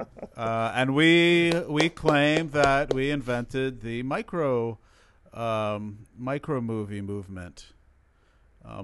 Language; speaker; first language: English; early bilingual, other home language; Hebrew